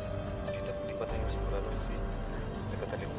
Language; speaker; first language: Filipino; non-native, local second language; Cebuano